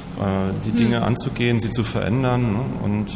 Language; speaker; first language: German; native; German